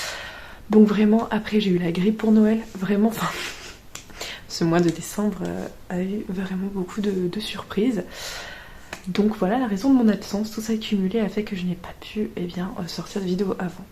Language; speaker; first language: French; native; French